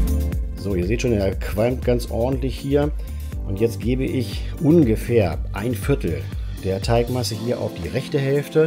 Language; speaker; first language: German; native; German